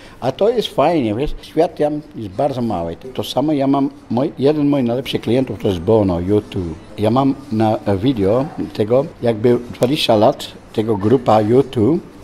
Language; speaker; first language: Polish; non-native, learner; Dutch